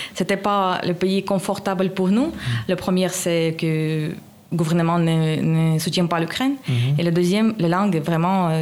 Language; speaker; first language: French; non-native, learner; Russian